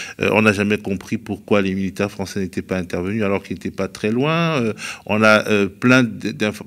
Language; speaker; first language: French; native; French